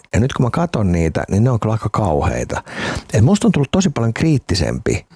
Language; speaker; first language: Finnish; native; Finnish